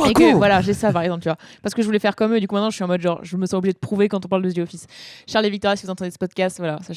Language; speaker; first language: French; native; French